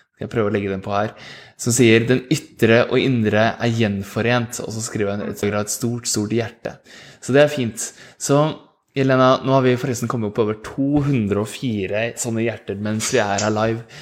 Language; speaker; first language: Norwegian; native; Norwegian